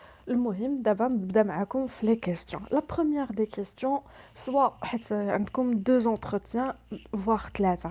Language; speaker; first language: Arabic; native; Arabic